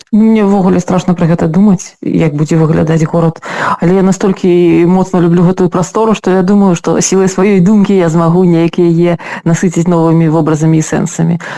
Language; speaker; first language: Belarusian; non-native, local second language; Russian